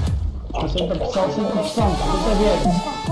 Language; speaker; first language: Portuguese; native; Portuguese